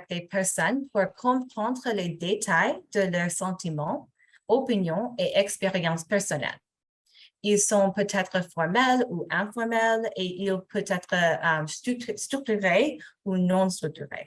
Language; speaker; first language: French; non-native, fluent; English